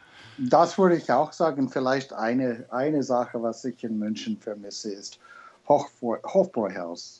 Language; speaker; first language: German; non-native, fluent; English